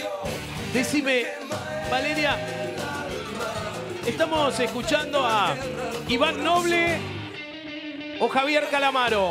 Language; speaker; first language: Spanish; native; Spanish